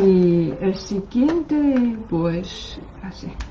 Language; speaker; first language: Spanish; non-native, learner; Chinese